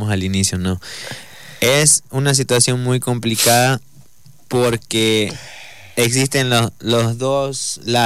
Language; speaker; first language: Spanish; native; Spanish